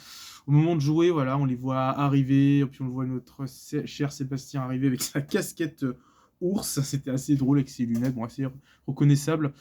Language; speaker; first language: French; native; French